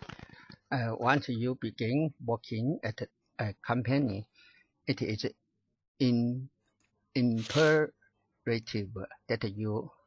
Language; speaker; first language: English; non-native, learner; Chinese